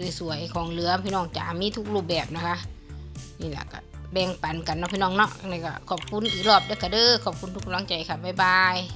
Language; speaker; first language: Thai; non-native, local second language; Lao